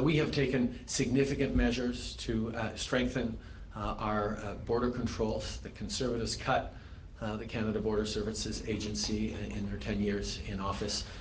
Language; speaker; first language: English; early bilingual, other home language; French